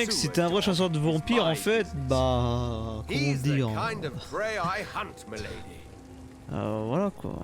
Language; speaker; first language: French; native; French